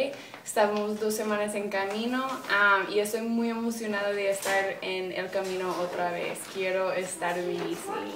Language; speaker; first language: Spanish; non-native, learner; English